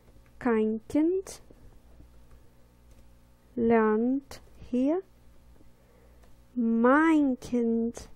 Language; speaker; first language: German; non-native, fluent; Portuguese